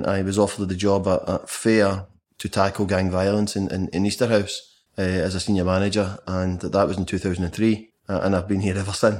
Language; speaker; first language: English; native; English